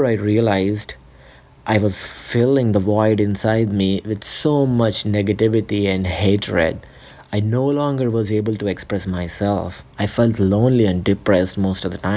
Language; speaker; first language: English; non-native, local second language; Telugu